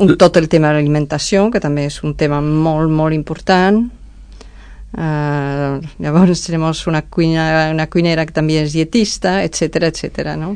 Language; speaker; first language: Catalan; non-native, fluent; Spanish